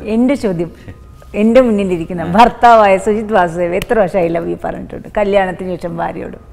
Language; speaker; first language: Malayalam; native; Malayalam